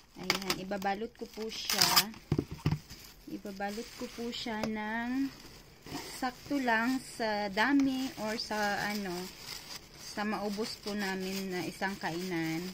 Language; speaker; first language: Filipino; native; Filipino